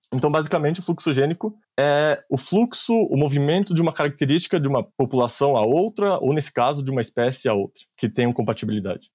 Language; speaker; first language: Portuguese; native; Portuguese